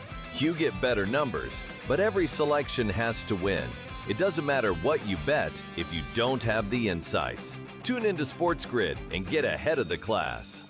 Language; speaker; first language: English; native; English